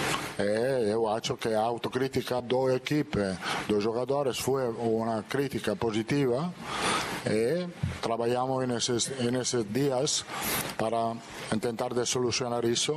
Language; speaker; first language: Portuguese; non-native, fluent; Italian